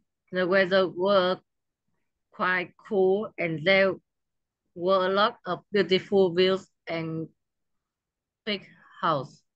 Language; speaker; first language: English; non-native, learner; Vietnamese